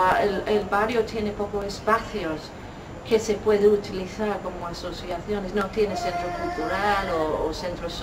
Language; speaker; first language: Spanish; non-native, fluent; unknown